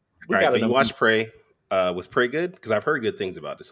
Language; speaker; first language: English; native; English